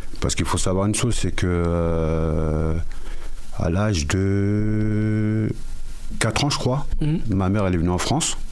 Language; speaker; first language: French; early bilingual, other home language; Mandingo